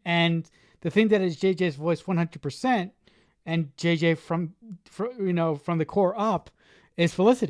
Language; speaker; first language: English; native; English